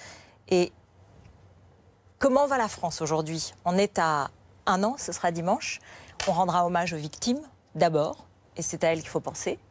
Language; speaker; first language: French; native; French